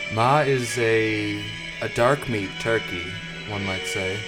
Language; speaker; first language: English; native; English